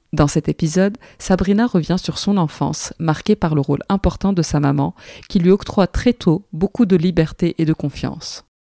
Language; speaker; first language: French; native; French